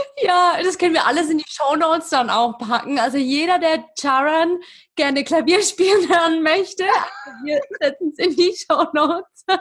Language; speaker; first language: German; native; German